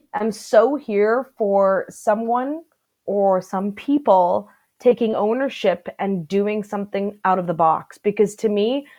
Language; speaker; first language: English; native; English